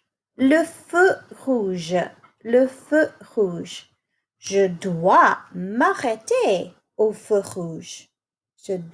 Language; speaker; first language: French; non-native, fluent; English